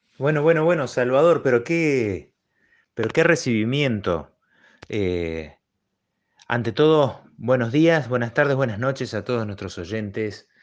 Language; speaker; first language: Spanish; native; Spanish